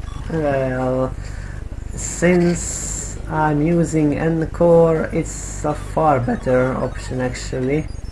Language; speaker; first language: English; non-native, fluent; Hungarian